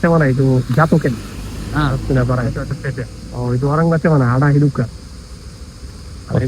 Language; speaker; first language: Indonesian; non-native, learner; Bangla